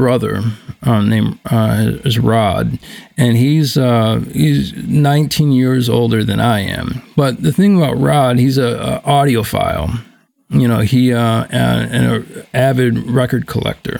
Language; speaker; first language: English; native; English